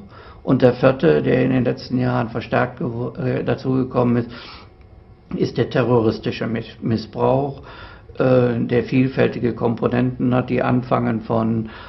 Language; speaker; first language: German; native; German